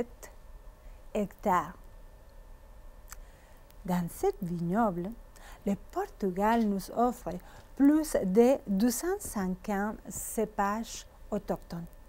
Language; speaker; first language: French; non-native, fluent; Spanish